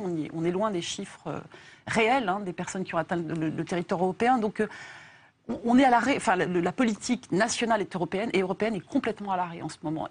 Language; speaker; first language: French; native; French